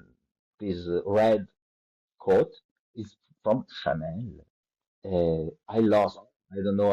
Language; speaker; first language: English; non-native, learner; Italian